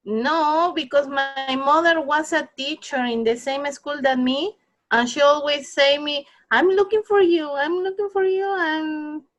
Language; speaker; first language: English; non-native, learner; Spanish